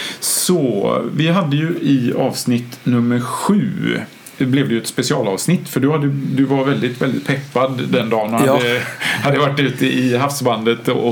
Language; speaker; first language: Swedish; native; Swedish